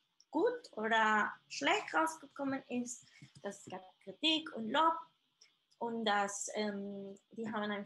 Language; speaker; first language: German; non-native, fluent; Spanish